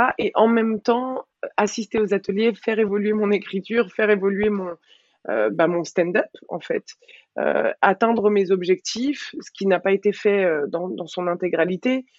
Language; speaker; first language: French; early bilingual, other home language; Arabic